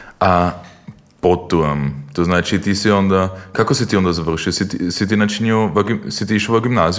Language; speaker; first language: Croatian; early bilingual, heritage; Croatian